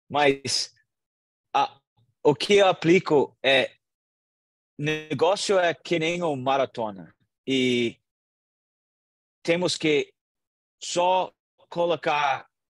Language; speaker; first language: Portuguese; non-native, learner; English